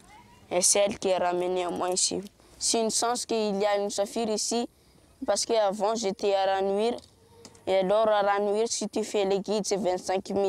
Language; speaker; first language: French; non-native, learner; Malagasy